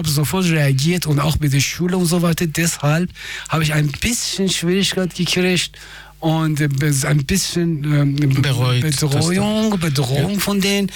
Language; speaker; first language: German; non-native, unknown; Persian